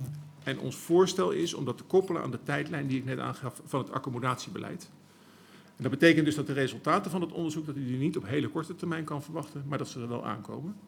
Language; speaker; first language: Dutch; native; Dutch